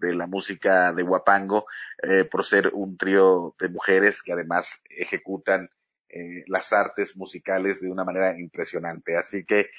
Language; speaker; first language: Spanish; native; Spanish